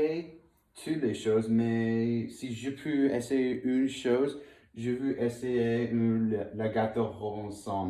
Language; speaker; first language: French; non-native, learner; English